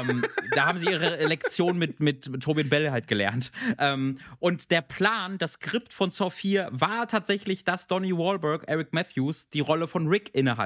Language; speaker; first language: German; native; German